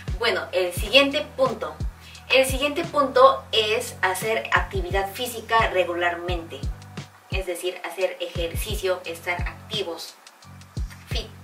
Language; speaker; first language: Spanish; non-native, fluent; Korean